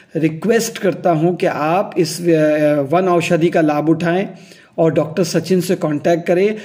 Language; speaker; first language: Hindi; non-native, local second language; Urdu